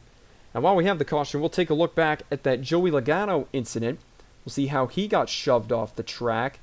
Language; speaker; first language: English; native; English